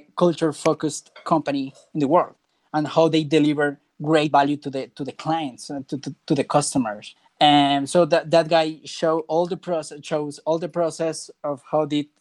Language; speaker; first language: English; non-native, fluent; Spanish